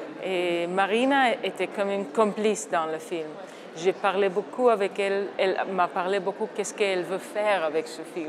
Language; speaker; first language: French; non-native, fluent; Hebrew